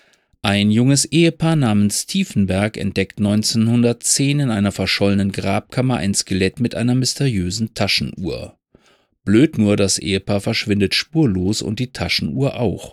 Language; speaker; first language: German; native; German